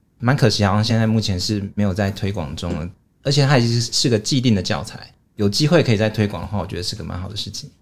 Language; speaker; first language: Chinese; native; Chinese